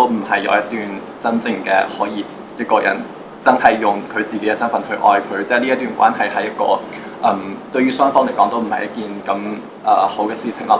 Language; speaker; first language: Cantonese; native; Cantonese